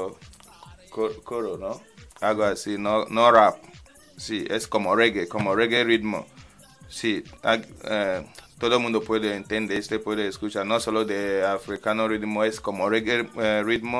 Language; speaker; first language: Spanish; non-native, learner; English